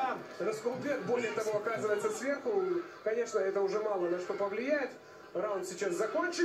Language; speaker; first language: Russian; native; Russian